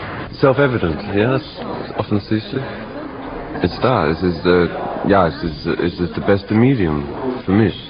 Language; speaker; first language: German; non-native, learner; English